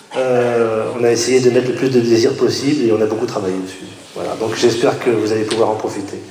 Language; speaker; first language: French; native; French